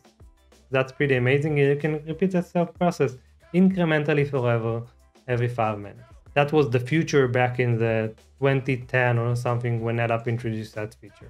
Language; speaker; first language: English; non-native, fluent; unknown